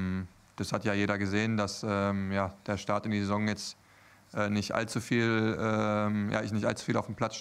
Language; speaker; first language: German; native; German